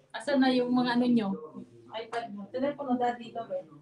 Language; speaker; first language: Filipino; native; Filipino